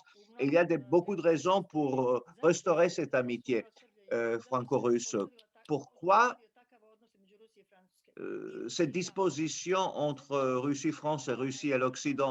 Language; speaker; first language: French; non-native, local second language; Serbian